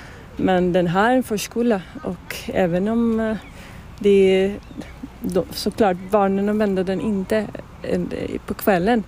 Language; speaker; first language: Swedish; non-native, fluent; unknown